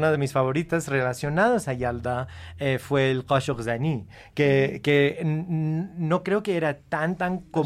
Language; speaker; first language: Spanish; non-native, fluent; English